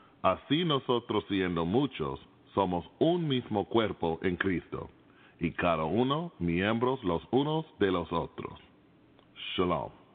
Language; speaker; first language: Spanish; non-native, fluent; English